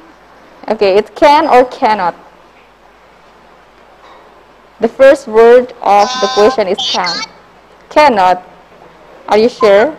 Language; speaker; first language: English; non-native, learner; Indonesian